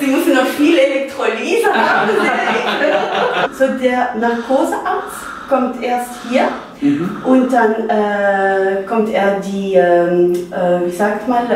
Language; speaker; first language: German; non-native, learner; Dutch